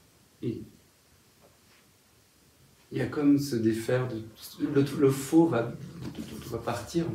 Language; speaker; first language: French; native; French